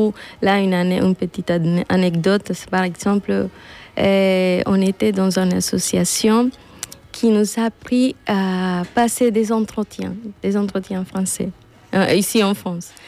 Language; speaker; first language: French; non-native, fluent; Spanish